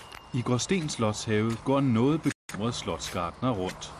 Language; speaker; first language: Danish; native; Danish